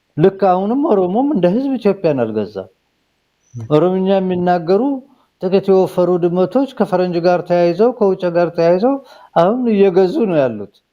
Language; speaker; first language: Amharic; non-native, local second language; Somali